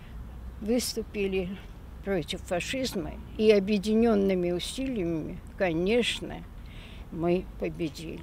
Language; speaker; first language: Russian; native; Russian